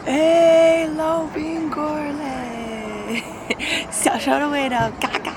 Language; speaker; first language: Chinese; early bilingual, heritage; Chinese